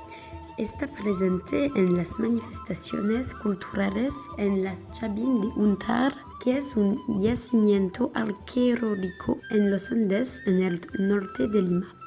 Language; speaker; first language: Spanish; non-native, learner; French